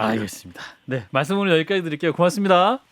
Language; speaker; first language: Korean; native; Korean